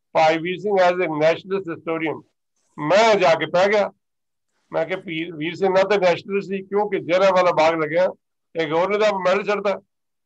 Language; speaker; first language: Hindi; non-native, local second language; Punjabi